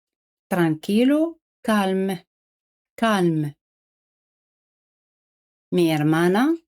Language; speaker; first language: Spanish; non-native, fluent; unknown